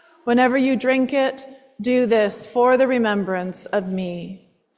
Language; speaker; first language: English; native; English